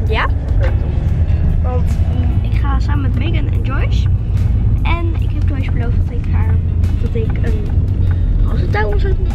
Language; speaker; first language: Dutch; native; Dutch